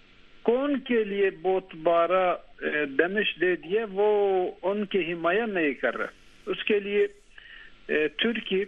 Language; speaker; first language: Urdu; non-native, learner; Turkish